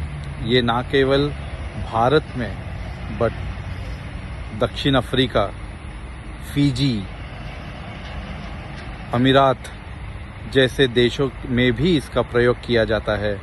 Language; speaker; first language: Hindi; non-native, learner; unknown